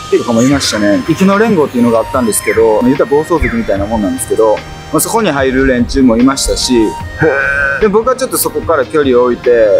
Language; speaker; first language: Japanese; native; Japanese